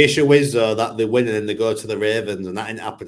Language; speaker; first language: English; native; English